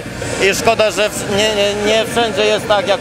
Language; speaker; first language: Polish; non-native, fluent; Albanian